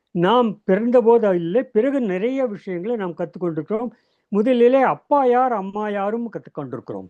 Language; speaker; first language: Tamil; native; Tamil